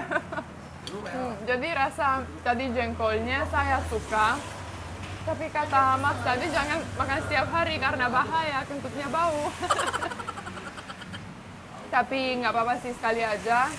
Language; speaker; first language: Indonesian; non-native, fluent; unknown